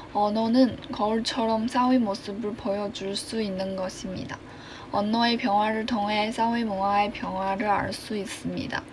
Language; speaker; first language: Korean; non-native, learner; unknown